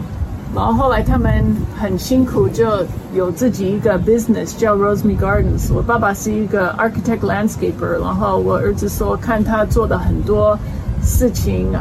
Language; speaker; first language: Chinese; early bilingual, heritage; Chinese